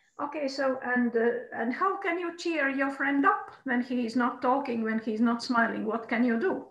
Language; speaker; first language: English; non-native, fluent; Croatian